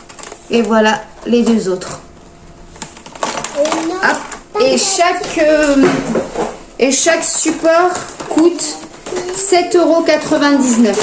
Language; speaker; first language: French; native; French